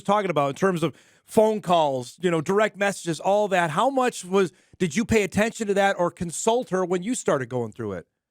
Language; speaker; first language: English; native; English